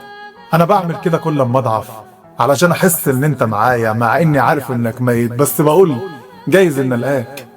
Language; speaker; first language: Arabic; native; Arabic